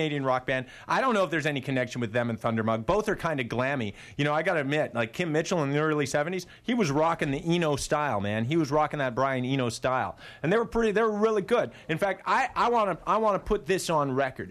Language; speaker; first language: English; native; English